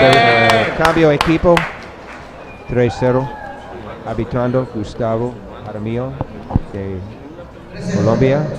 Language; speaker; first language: Spanish; non-native, learner; English